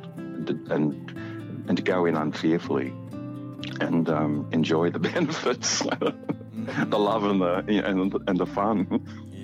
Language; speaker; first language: English; native; English